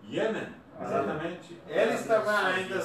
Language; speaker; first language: Portuguese; non-native, learner; Persian